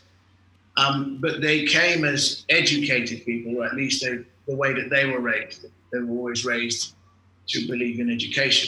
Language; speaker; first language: English; native; English